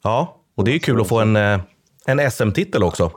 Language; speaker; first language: Swedish; native; Swedish